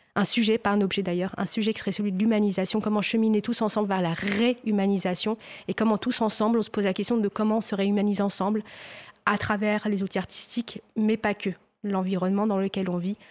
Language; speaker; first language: French; non-native, local second language; Arabic